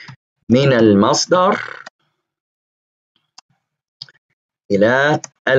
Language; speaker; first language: Arabic; non-native, fluent; English